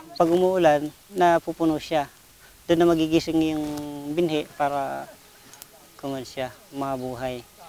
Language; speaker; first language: Filipino; non-native, local second language; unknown